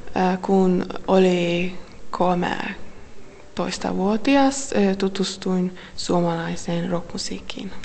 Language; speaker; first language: Finnish; non-native, learner; Hungarian